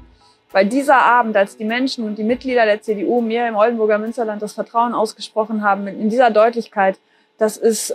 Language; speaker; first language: German; native; German